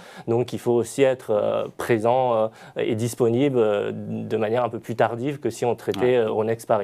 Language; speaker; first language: French; native; French